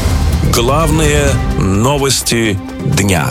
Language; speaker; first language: Russian; native; Russian